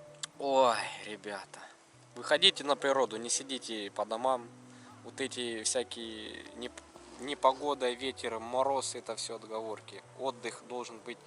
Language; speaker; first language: Russian; native; Russian